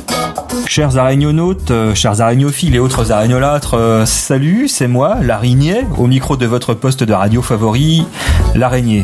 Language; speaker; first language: French; native; French